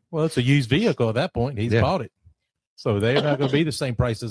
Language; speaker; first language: English; native; English